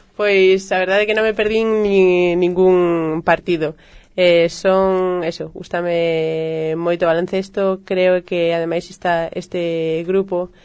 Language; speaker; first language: Galician; native; Galician